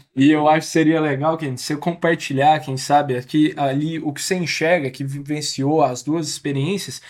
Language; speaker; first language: Portuguese; native; Portuguese